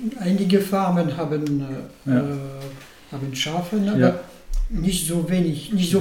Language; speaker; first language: German; non-native, learner; French